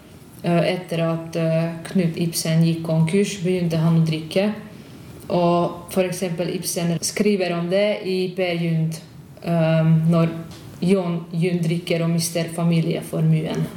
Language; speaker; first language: Norwegian; non-native, fluent; Hungarian